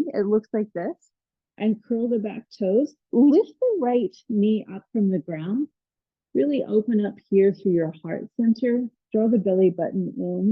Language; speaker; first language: English; native; English